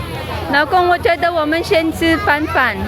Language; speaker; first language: Chinese; non-native, learner; Filipino